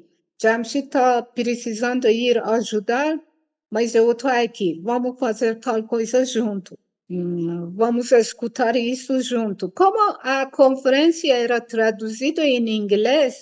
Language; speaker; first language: Portuguese; non-native, fluent; Persian